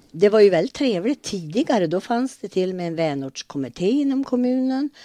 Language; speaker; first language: Swedish; native; Swedish